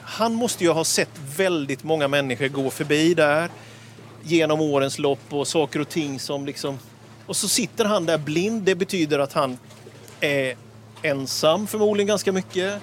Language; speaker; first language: Swedish; native; Swedish